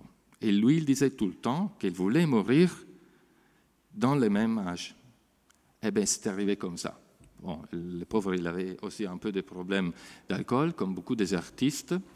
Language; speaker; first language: French; non-native, fluent; Italian